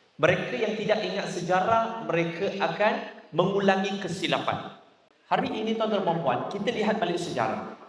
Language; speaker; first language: Malay; non-native, local second language; Chinese